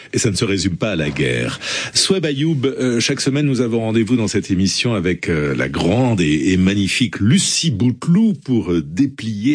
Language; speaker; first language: French; native; French